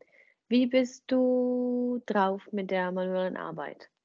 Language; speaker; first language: German; non-native, fluent; Czech